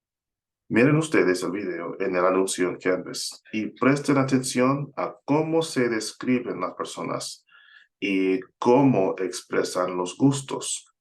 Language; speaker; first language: Spanish; non-native, fluent; English